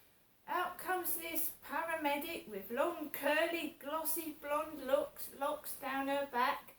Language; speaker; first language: English; native; English